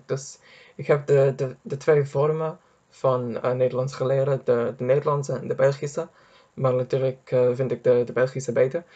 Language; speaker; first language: Dutch; non-native, fluent; English